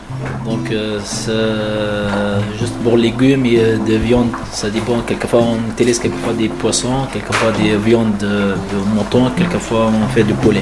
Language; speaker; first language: French; non-native, learner; Arabic